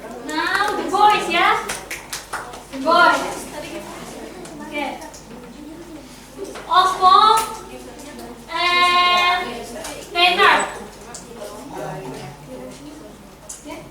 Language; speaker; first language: English; non-native, fluent; Indonesian